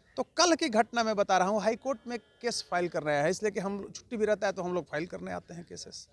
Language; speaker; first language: Hindi; native; Hindi